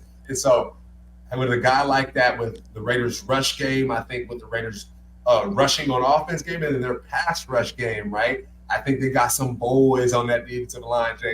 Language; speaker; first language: English; native; English